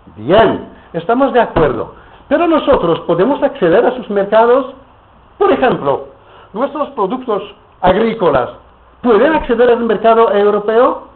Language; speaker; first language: Spanish; non-native, fluent; French